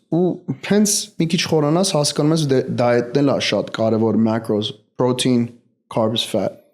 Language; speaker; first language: Armenian; early bilingual, heritage; Armenian